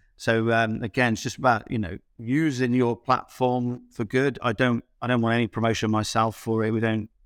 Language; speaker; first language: English; native; English